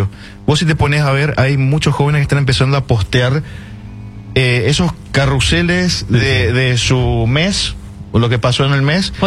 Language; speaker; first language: Spanish; native; Spanish